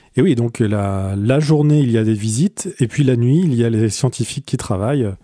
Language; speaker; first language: French; native; French